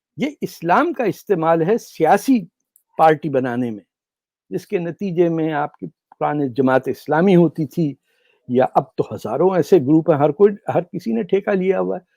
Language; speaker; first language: Urdu; native; Urdu